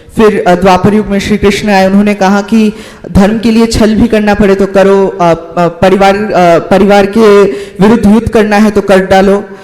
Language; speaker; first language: Hindi; non-native, local second language; Bangla